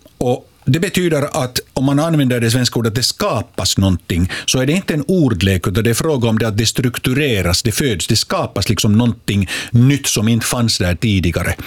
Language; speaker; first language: Swedish; native; Swedish